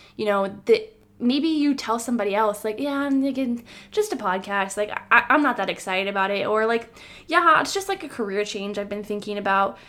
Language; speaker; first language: English; native; English